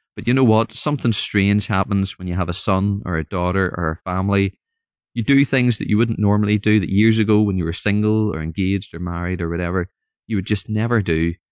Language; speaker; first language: English; native; English